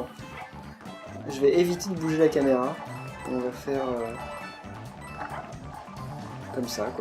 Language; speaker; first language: French; native; French